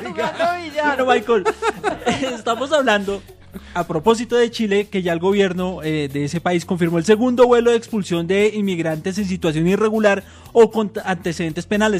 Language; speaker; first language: Spanish; native; Spanish